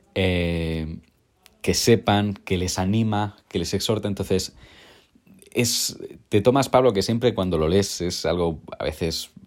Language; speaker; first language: Spanish; native; Spanish